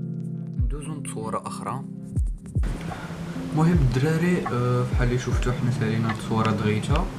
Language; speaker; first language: Arabic; native; Arabic